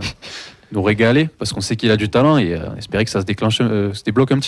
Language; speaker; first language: French; native; French